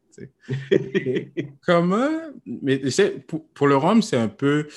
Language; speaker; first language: French; native; French